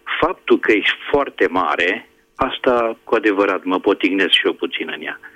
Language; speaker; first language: Romanian; native; Romanian